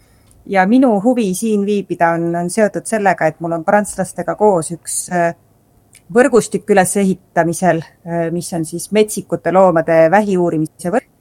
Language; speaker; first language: Estonian; native; Estonian